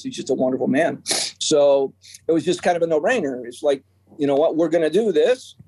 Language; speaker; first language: English; native; English